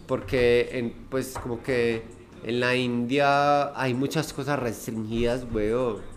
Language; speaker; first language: Spanish; native; Spanish